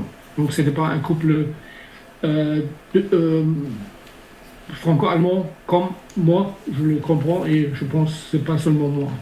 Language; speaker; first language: French; non-native, fluent; German